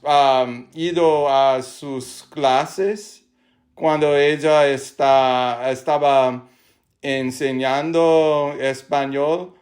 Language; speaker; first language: Spanish; non-native, learner; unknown